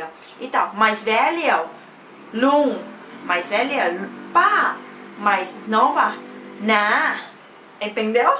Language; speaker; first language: Portuguese; non-native, fluent; Thai